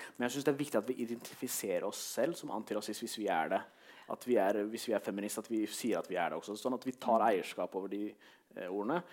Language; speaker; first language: Norwegian; early bilingual, other home language; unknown